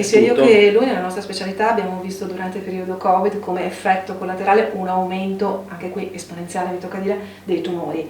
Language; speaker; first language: Italian; native; Italian